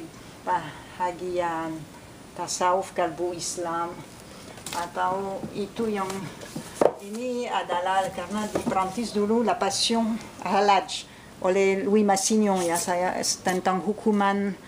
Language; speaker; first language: Indonesian; non-native, fluent; French